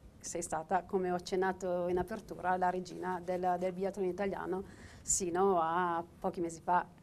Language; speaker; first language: Italian; native; Italian